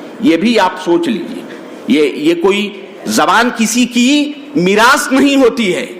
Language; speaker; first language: Urdu; native; Urdu